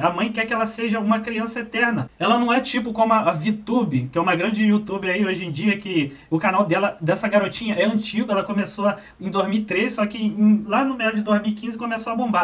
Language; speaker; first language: Portuguese; native; Portuguese